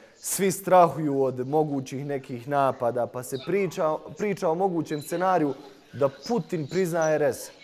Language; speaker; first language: Croatian; native; Croatian